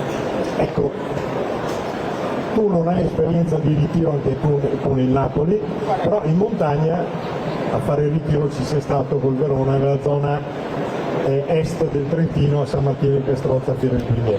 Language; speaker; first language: Italian; native; Italian